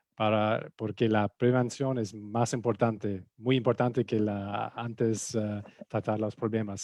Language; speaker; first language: Spanish; non-native, fluent; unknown